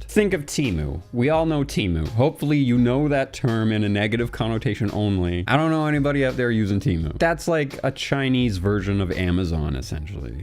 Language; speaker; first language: English; native; English